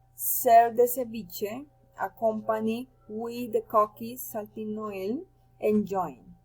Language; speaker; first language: English; non-native, learner; Spanish